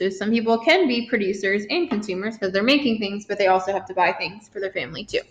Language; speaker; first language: English; native; English